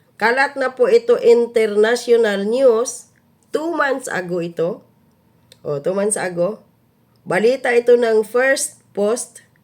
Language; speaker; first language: Filipino; non-native, local second language; Cebuano